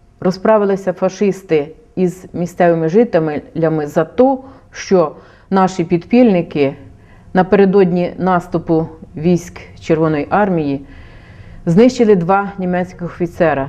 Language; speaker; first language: Ukrainian; native; Ukrainian